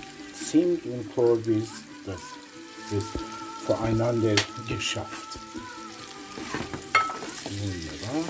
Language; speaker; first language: German; non-native, learner; Persian